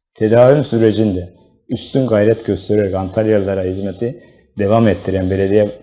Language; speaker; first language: Turkish; native; Turkish